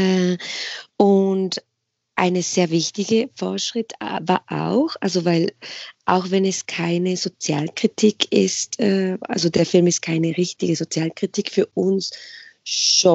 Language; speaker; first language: German; non-native, fluent; Spanish